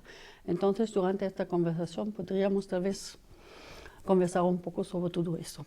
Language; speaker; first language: Spanish; non-native, fluent; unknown